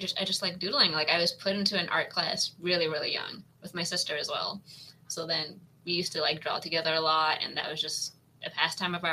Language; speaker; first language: English; native; English